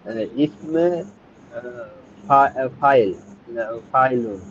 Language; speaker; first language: Arabic; non-native, learner; Bangla